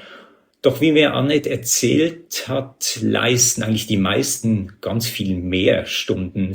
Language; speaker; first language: German; native; German